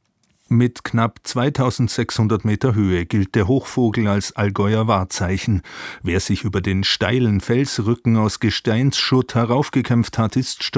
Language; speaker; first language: German; native; German